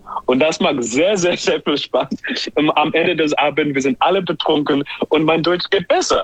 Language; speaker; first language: German; non-native, learner; English